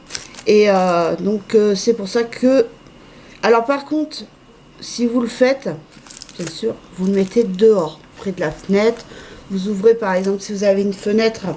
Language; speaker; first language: French; native; French